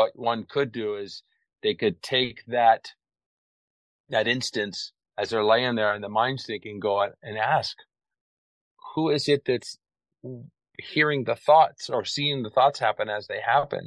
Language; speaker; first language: English; native; English